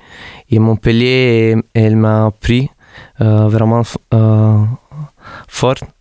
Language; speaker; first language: French; non-native, fluent; Italian